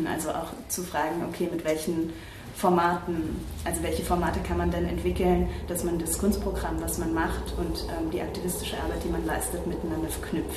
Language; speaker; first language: German; native; German